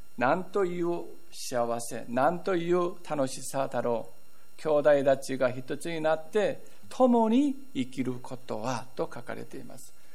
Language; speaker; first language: Japanese; non-native, fluent; Korean